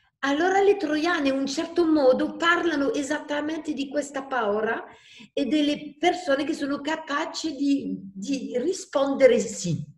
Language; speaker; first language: Italian; non-native, fluent; French